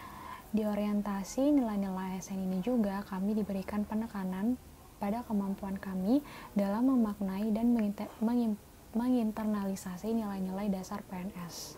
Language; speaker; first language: Indonesian; native; Indonesian